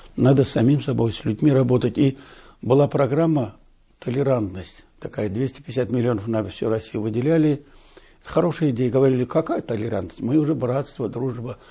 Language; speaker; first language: Russian; non-native, local second language; Tatar